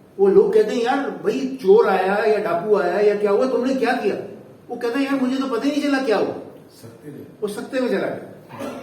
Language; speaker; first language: Urdu; native; Urdu